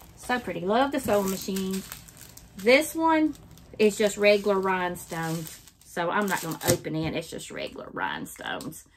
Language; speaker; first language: English; native; English